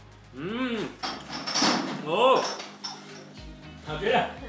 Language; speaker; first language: Chinese; non-native, fluent; English